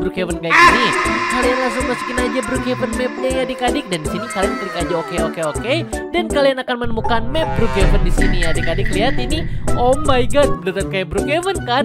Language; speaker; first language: Indonesian; native; Indonesian